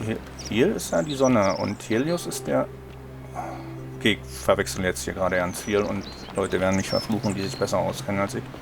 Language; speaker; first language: German; native; German